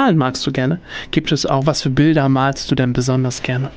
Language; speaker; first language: German; native; German